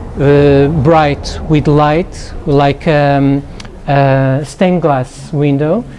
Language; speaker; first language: English; non-native, fluent; Portuguese